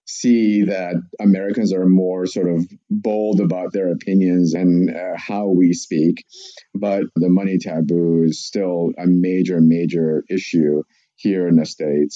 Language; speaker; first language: English; non-native, fluent; Russian